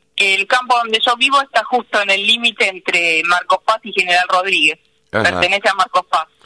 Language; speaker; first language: Spanish; native; Spanish